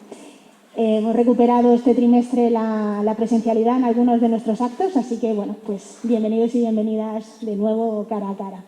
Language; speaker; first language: Spanish; native; Spanish